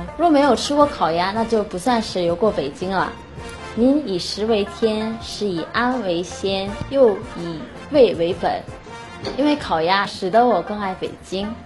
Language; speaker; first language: Chinese; non-native, fluent; Korean